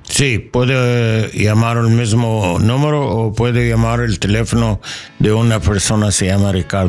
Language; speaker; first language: Spanish; non-native, learner; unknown